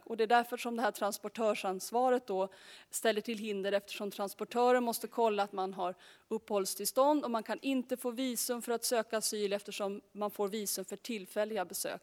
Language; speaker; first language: Swedish; native; Swedish